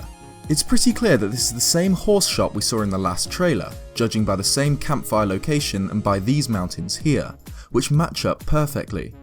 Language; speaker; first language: English; native; English